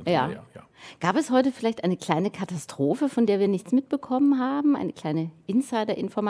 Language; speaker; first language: German; native; German